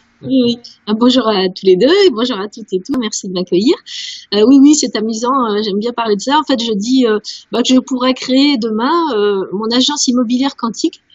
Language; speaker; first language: French; native; French